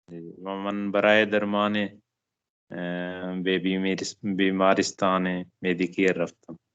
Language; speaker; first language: Persian; non-native, learner; Urdu